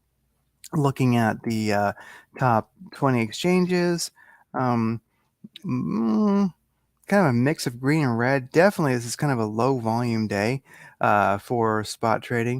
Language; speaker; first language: English; native; English